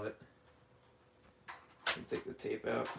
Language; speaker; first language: English; native; English